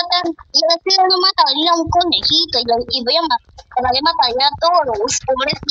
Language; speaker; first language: Spanish; native; Spanish